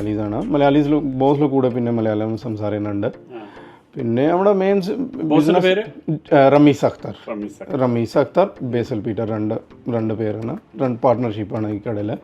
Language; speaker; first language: Malayalam; non-native, fluent; Punjabi